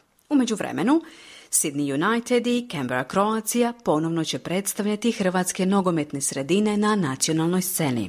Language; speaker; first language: Croatian; native; Croatian